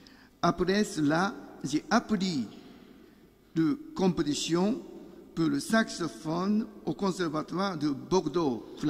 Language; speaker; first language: French; non-native, learner; Japanese